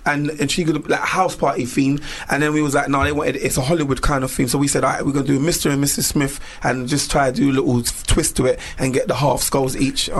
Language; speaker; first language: English; native; English